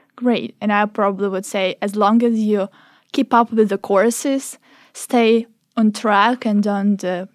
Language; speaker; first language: English; non-native, fluent; Ukrainian